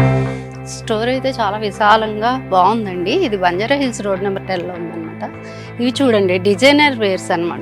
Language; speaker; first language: Telugu; native; Telugu